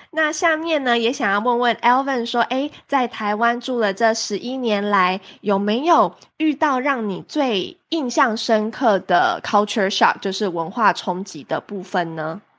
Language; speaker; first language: Chinese; native; Chinese